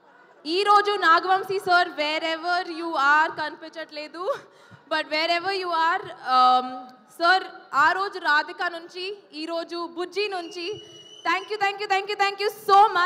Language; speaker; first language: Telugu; non-native, fluent; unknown